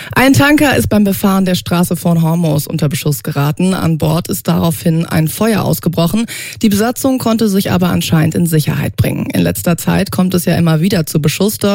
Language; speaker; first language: German; native; German